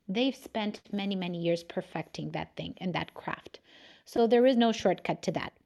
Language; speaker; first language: English; non-native, fluent; Romanian